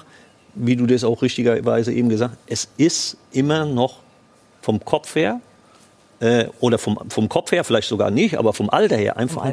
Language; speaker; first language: German; native; German